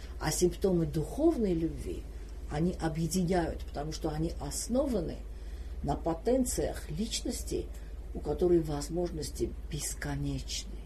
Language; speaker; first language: Russian; non-native, local second language; Armenian